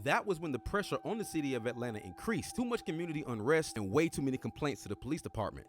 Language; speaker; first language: English; native; English